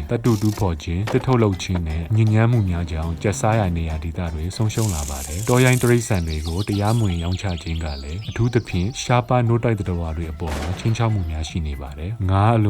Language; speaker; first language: Burmese; native; Burmese